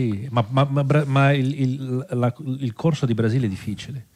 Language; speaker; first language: Italian; non-native, fluent; Portuguese